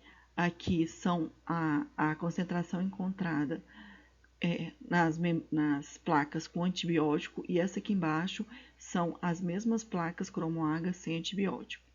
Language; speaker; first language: Portuguese; native; Portuguese